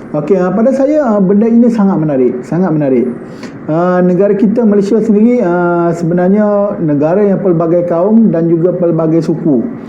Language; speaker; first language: Malay; native; Malay